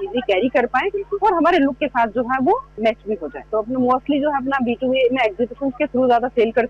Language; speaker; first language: Hindi; native; Hindi